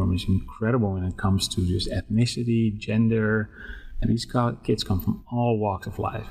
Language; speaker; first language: English; non-native, fluent; Dutch